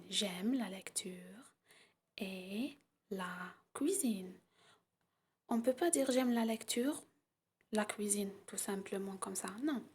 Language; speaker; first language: French; non-native, local second language; Arabic